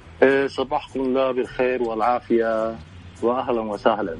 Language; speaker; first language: Arabic; non-native, fluent; Japanese